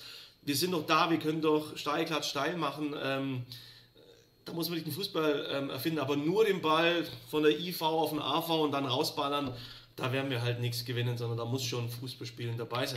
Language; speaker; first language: German; native; German